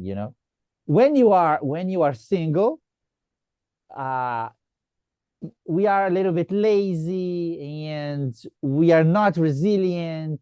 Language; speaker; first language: English; non-native, fluent; Portuguese